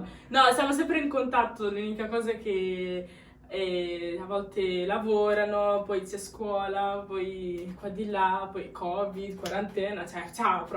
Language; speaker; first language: Italian; early bilingual, other home language; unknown